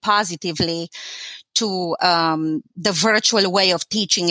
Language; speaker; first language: English; non-native, fluent; Romanian